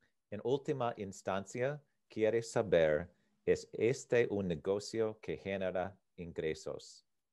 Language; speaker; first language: Spanish; non-native, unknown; English